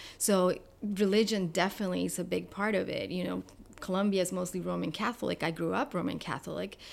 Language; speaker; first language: English; non-native, fluent; Spanish